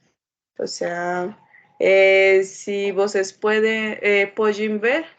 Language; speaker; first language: Portuguese; non-native, learner; Spanish